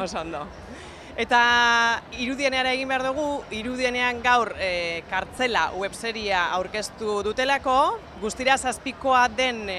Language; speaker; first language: Basque; native; Basque